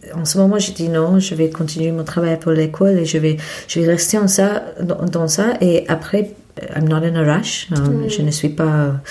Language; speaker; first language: French; non-native, fluent; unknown